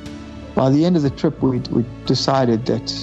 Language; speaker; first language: English; native; English